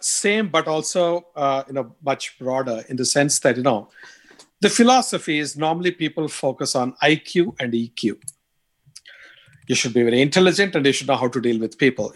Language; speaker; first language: English; non-native, local second language; Tamil